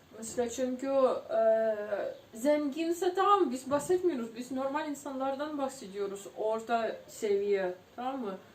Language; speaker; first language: Turkish; non-native, fluent; Ukrainian